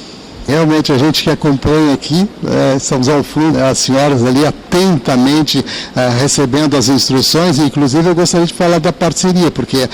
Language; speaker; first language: Portuguese; native; Portuguese